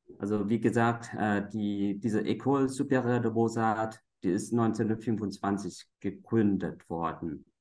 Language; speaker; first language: German; non-native, fluent; Vietnamese